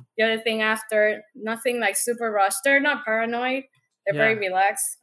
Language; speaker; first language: English; non-native, fluent; Spanish